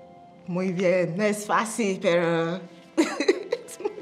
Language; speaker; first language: Spanish; non-native, learner; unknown